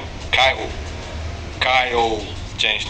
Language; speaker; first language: Portuguese; non-native, learner; English